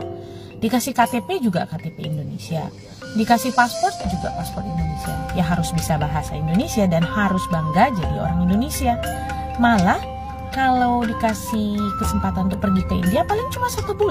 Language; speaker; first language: Indonesian; non-native, local second language; Tamil